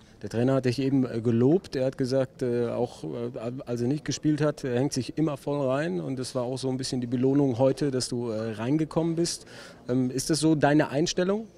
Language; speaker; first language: German; native; German